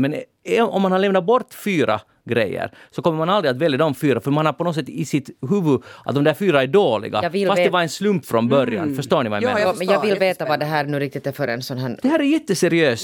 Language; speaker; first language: Swedish; native; Swedish